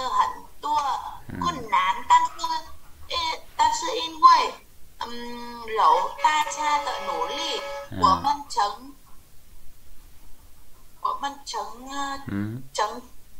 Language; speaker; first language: Chinese; non-native, learner; Vietnamese